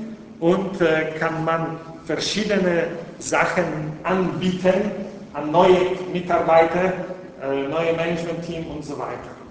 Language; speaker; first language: German; non-native, fluent; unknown